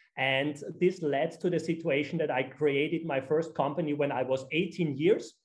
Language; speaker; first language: English; non-native, fluent; German